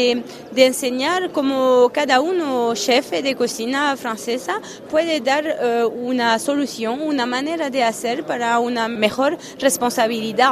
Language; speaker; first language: Spanish; non-native, fluent; French